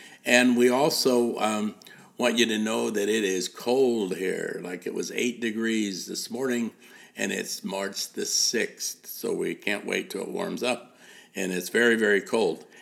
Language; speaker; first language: English; native; English